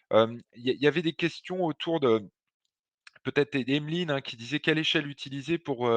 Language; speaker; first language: French; native; French